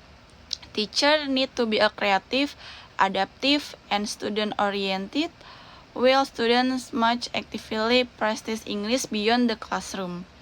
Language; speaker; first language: English; non-native, learner; Indonesian